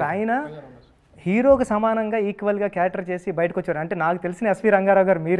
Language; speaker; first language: Telugu; native; Telugu